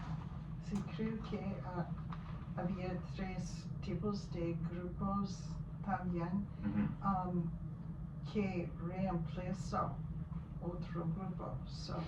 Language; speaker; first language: Spanish; non-native, learner; English